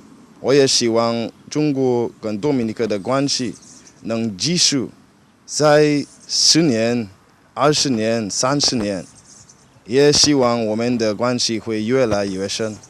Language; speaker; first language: Chinese; non-native, fluent; English